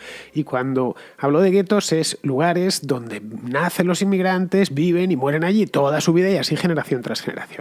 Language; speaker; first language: Spanish; native; Spanish